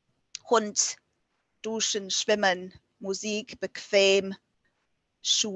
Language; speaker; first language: German; non-native, fluent; English